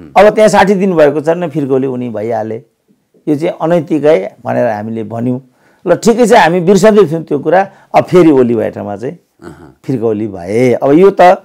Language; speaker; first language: Nepali; native; Nepali